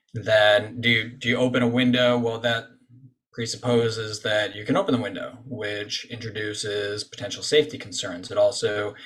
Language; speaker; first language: English; native; English